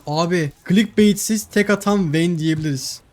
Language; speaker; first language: Turkish; native; Turkish